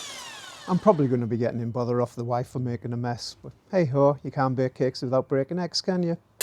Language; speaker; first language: English; native; English